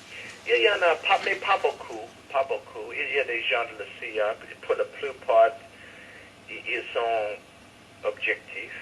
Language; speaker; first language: French; non-native, fluent; English